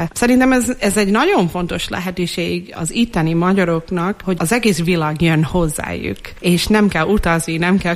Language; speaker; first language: Hungarian; non-native, fluent; English